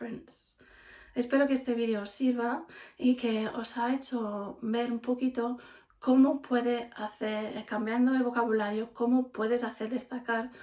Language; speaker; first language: Spanish; non-native, fluent; English